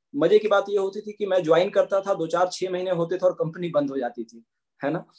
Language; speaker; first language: Hindi; native; Hindi